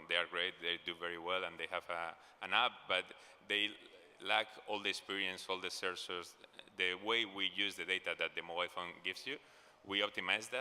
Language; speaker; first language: English; non-native, fluent; Spanish